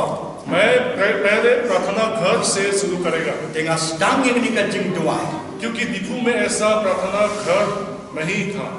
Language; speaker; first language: Hindi; non-native, local second language; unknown